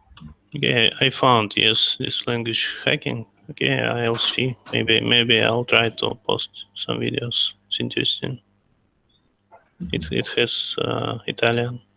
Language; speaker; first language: English; non-native, learner; Russian